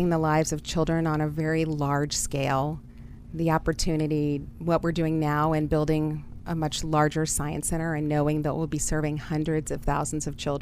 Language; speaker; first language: English; early bilingual, other home language; German